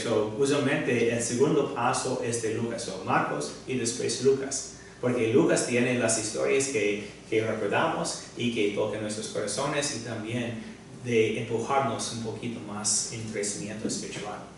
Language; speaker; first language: Spanish; non-native, fluent; English